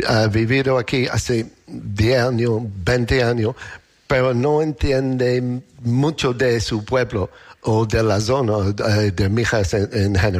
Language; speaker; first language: Spanish; non-native, learner; English